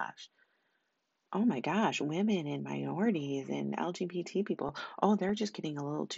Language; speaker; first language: English; native; English